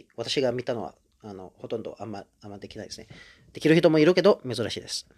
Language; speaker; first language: Japanese; non-native, fluent; Indonesian